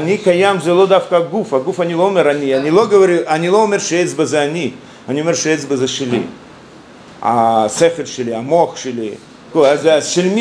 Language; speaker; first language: Hebrew; non-native, fluent; Russian